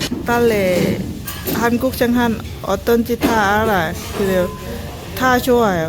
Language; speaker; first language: Korean; non-native, learner; Lao